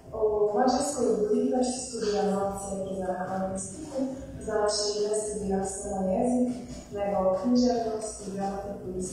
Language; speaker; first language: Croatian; non-native, learner; Hungarian